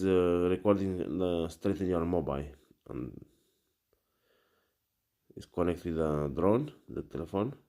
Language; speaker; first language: English; non-native, learner; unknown